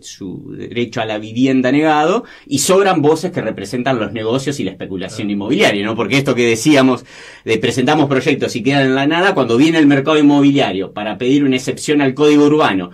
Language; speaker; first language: Spanish; native; Spanish